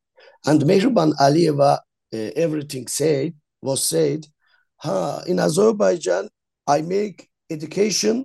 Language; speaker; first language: English; non-native, learner; Azerbaijani